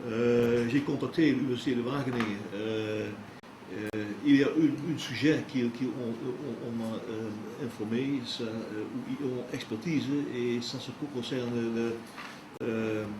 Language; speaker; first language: French; non-native, fluent; Dutch